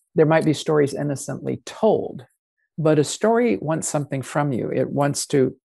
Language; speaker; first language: English; native; English